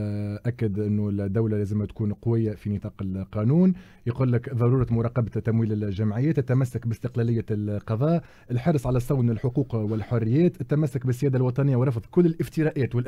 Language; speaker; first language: Arabic; native; Arabic